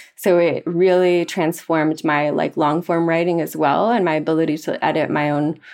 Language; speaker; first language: English; early bilingual, other home language; Spanish